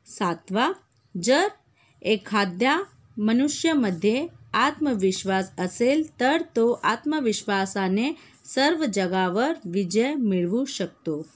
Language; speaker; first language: Marathi; non-native, local second language; Hindi